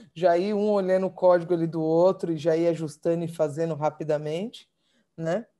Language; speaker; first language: Portuguese; native; Portuguese